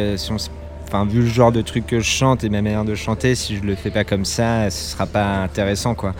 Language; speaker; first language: French; native; French